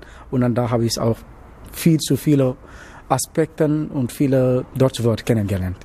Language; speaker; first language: German; non-native, fluent; Wolof